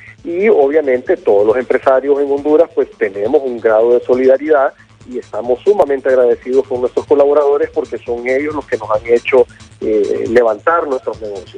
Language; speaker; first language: Spanish; native; Spanish